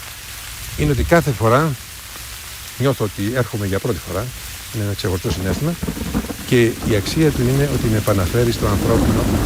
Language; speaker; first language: Greek; native; Greek